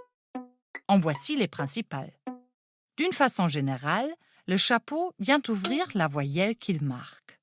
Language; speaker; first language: French; non-native, fluent; German